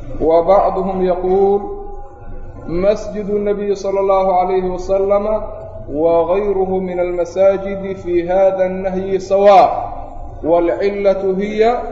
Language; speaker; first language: Arabic; non-native, local second language; Somali